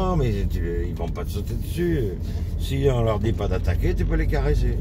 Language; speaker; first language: French; native; French